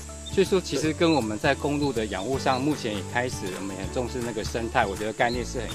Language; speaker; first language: Chinese; native; Chinese